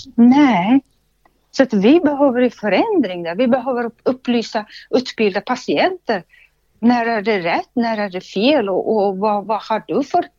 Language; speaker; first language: Swedish; non-native, fluent; Russian